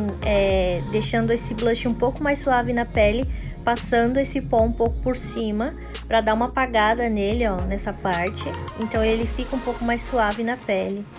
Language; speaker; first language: Portuguese; native; Portuguese